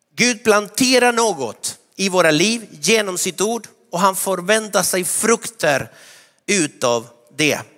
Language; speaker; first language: Swedish; non-native, fluent; Spanish